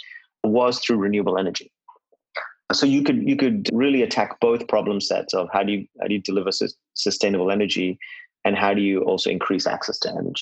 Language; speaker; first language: English; non-native, local second language; Hindi